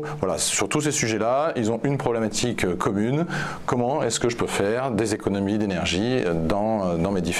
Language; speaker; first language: French; native; French